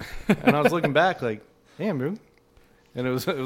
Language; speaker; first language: English; native; English